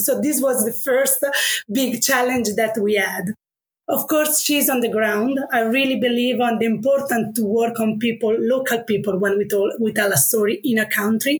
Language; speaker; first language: English; non-native, fluent; Italian